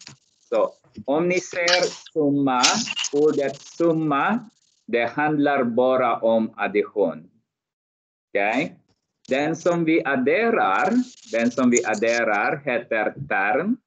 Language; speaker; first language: Swedish; non-native, fluent; Arabic